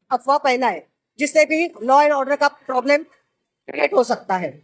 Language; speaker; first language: Hindi; non-native, local second language; Marathi